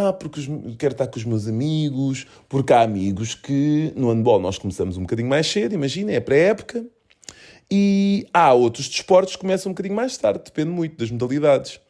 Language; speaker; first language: Portuguese; early bilingual, other home language; Kabuverdianu